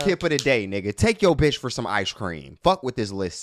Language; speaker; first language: English; native; English